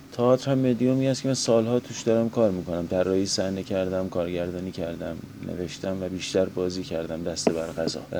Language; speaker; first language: Persian; non-native, local second language; Azerbaijani